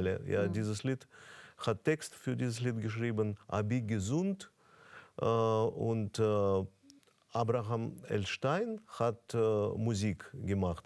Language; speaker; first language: German; non-native, fluent; Russian